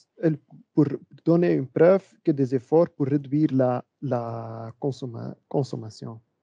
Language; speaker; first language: French; non-native, learner; Dutch